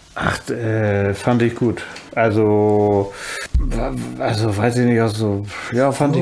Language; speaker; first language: German; native; German